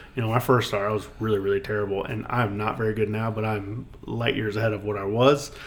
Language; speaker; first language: English; native; English